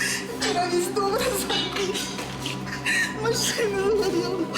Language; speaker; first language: Russian; native; Russian